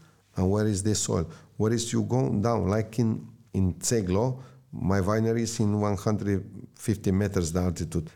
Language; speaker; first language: English; non-native, learner; Slovenian